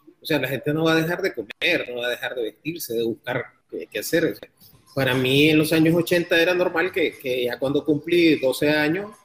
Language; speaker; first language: Spanish; native; Spanish